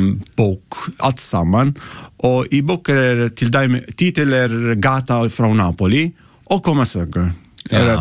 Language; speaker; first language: Icelandic; non-native, learner; Italian